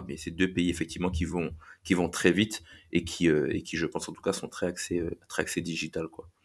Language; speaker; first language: French; native; French